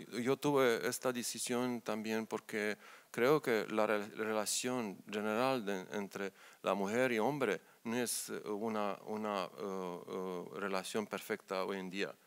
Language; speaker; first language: Spanish; non-native, learner; Romanian